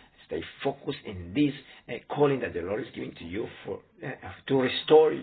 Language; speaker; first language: English; non-native, fluent; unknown